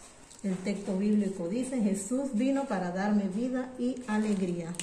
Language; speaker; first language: Spanish; native; Spanish